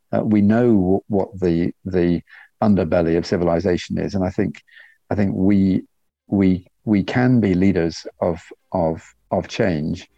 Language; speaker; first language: English; native; English